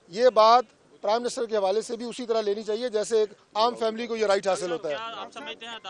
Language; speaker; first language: Urdu; non-native, local second language; Punjabi